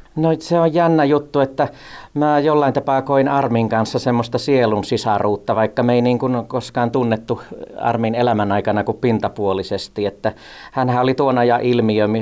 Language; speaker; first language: Finnish; native; Finnish